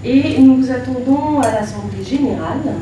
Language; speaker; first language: French; native; French